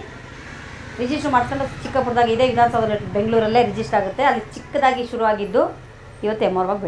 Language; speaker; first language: Kannada; native; Kannada